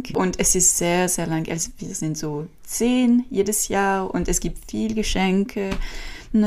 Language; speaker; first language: German; non-native, learner; French